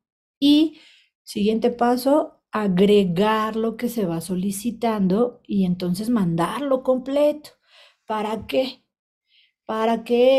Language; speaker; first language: Spanish; native; Spanish